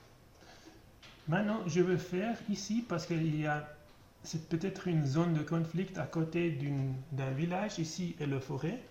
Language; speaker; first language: French; non-native, learner; German